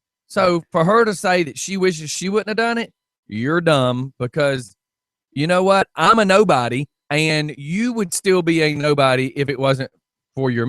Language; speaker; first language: English; native; English